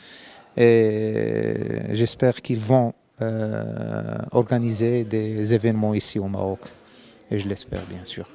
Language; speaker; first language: French; non-native, local second language; Arabic